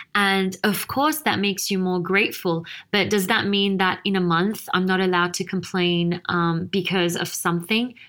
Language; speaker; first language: English; native; English